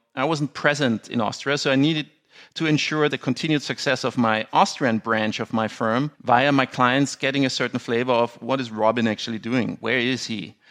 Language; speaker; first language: English; non-native, fluent; German